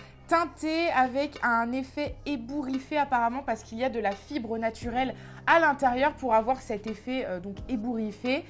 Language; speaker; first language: French; native; French